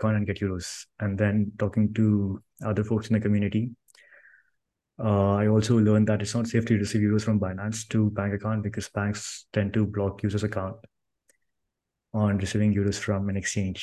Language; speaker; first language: English; non-native, local second language; Kannada